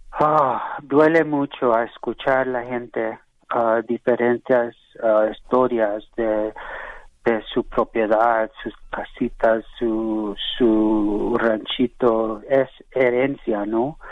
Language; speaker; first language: Spanish; early bilingual, heritage; English